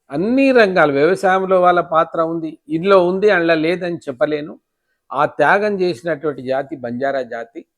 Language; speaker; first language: Telugu; non-native, local second language; Lambadi